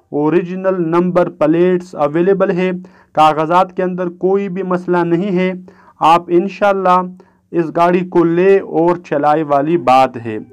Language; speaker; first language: Urdu; non-native, local second language; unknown